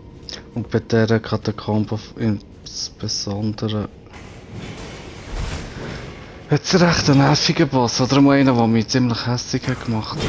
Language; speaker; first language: German; native; German